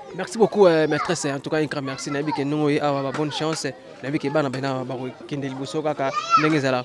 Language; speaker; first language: Lingala; native; Lingala